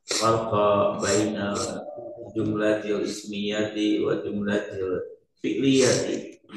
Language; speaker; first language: Arabic; non-native, learner; Indonesian